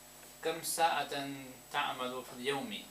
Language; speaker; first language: Arabic; non-native, learner; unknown